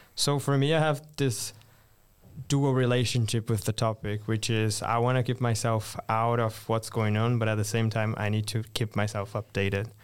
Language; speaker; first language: English; non-native, fluent; Portuguese